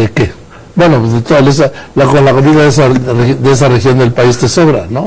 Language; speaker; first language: Spanish; native; Spanish